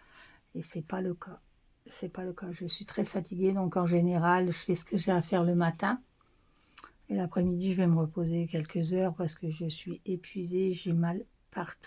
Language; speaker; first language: French; native; French